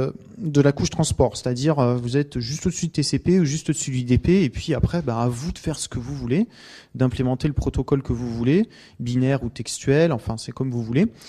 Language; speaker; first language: French; native; French